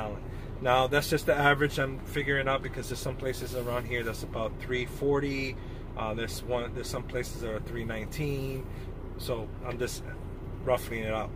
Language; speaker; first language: English; native; English